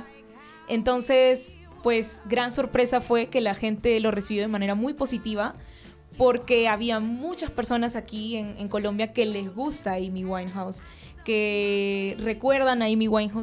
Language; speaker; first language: Spanish; native; Spanish